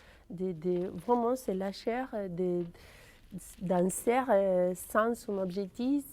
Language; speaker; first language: French; non-native, fluent; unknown